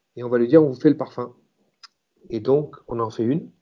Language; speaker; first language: French; native; French